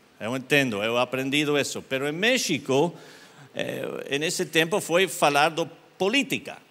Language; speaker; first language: Portuguese; non-native, learner; English